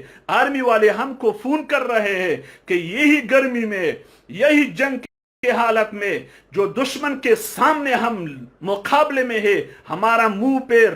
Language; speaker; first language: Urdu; non-native, fluent; Pashto